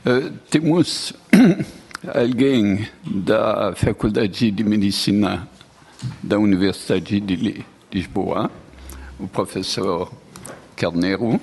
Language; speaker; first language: Portuguese; non-native, fluent; French